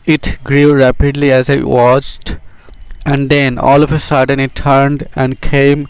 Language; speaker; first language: English; non-native, local second language; Bangla